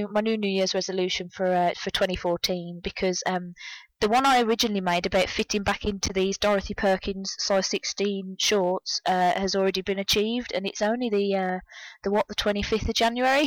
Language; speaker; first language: English; native; English